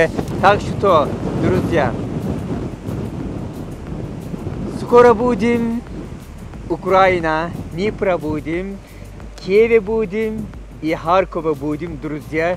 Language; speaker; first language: Russian; non-native, fluent; Turkish